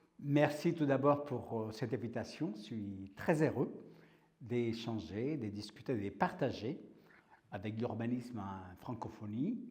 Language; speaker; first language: French; non-native, fluent; Spanish